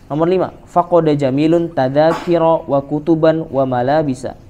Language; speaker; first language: Arabic; non-native, fluent; Indonesian